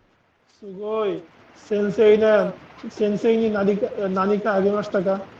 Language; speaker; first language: Japanese; non-native, learner; Bangla